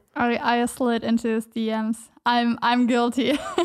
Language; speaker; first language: English; non-native, fluent; German